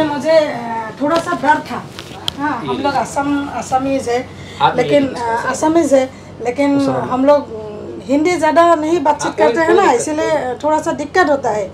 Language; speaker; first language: Hindi; non-native, local second language; Assamese